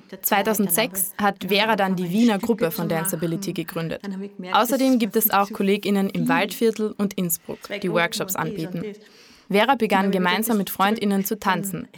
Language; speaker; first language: German; native; German